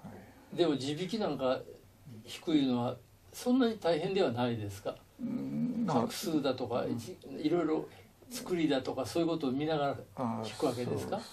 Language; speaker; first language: Japanese; native; Japanese